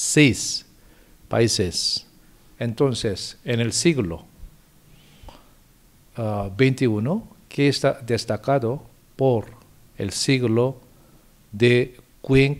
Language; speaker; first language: Spanish; non-native, fluent; Korean